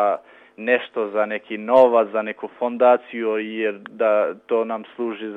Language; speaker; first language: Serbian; non-native, local second language; Albanian